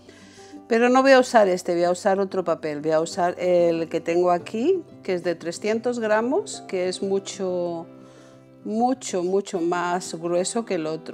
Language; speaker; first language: Spanish; native; Spanish